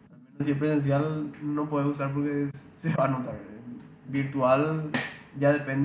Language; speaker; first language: Spanish; native; Spanish